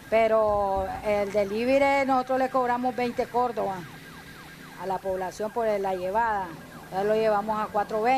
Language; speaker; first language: Spanish; native; Spanish